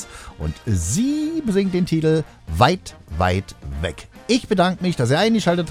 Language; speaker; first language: German; native; German